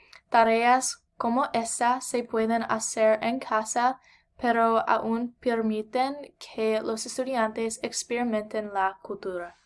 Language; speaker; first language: Spanish; non-native, learner; English